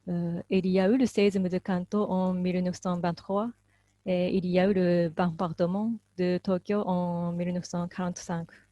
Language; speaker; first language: French; non-native, fluent; Japanese